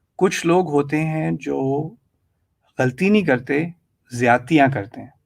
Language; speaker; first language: Urdu; early bilingual, heritage; Urdu